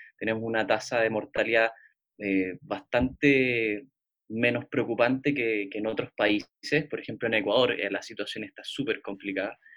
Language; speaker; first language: Spanish; native; Spanish